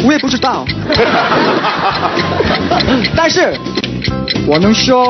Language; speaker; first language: Chinese; non-native, learner; Korean